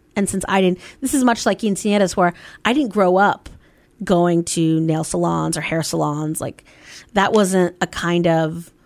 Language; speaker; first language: English; native; English